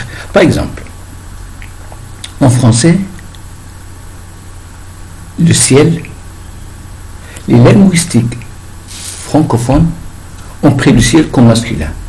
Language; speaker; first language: French; non-native, fluent; Arabic